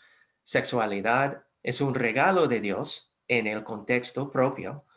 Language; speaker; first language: Spanish; non-native, fluent; English